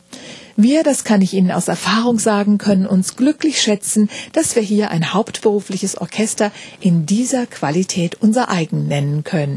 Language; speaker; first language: German; native; German